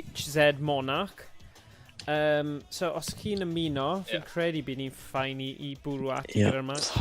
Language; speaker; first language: Welsh; non-native, local second language; English